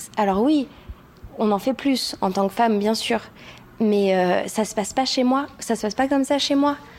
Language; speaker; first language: French; non-native, fluent; Spanish